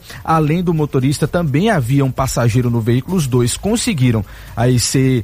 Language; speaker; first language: Portuguese; native; Portuguese